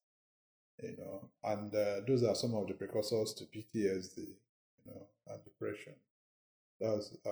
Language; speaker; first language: English; non-native, local second language; Igbo